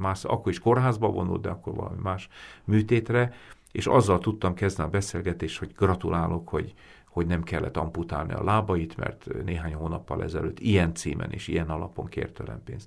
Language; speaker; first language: Hungarian; native; Hungarian